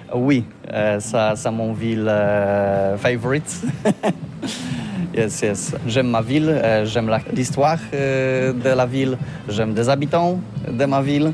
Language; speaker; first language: French; non-native, learner; Polish